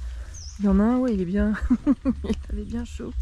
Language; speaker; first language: French; native; French